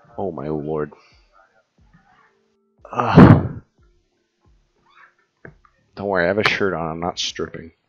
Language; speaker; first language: English; native; English